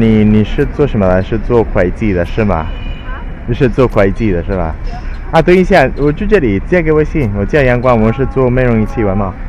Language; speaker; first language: Chinese; non-native, learner; Italian